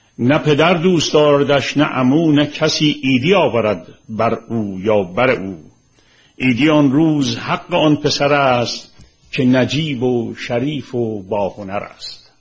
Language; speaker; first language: Persian; native; Persian